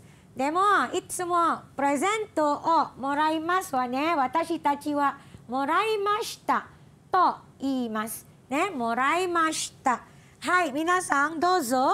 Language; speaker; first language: Japanese; non-native, fluent; Malay